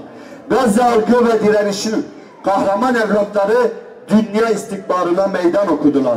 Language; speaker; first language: Turkish; native; Turkish